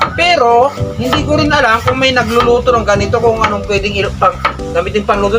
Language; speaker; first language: Filipino; non-native, local second language; Iloko